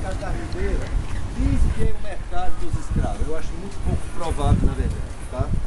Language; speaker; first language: Portuguese; non-native, fluent; French